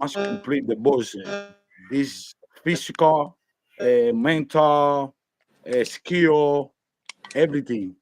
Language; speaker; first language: English; non-native, learner; Spanish